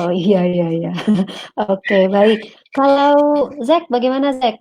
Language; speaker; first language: Indonesian; native; Indonesian